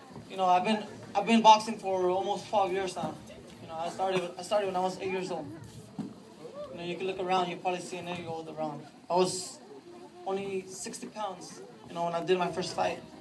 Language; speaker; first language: English; early bilingual, other home language; Spanish